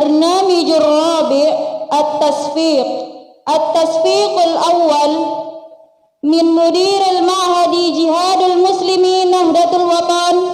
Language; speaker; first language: Arabic; non-native, learner; Sasak